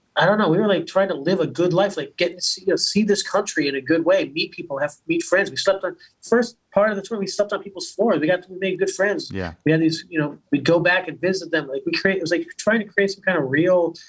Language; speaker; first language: English; native; English